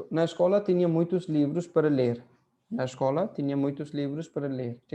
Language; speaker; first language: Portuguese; non-native, fluent; Hindi